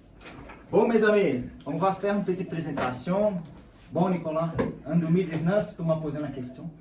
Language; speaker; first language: French; non-native, learner; Portuguese